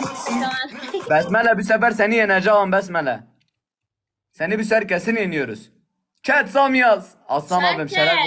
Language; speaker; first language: Turkish; native; Turkish